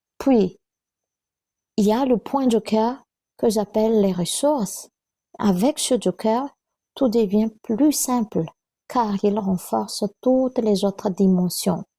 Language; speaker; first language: French; non-native, local second language; Malagasy